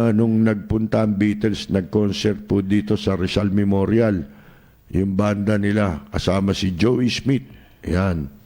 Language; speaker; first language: Filipino; native; Filipino